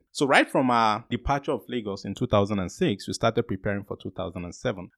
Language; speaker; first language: English; non-native, local second language; Yoruba